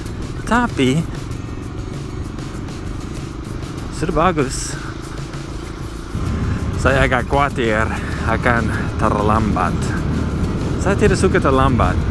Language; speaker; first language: Indonesian; non-native, fluent; English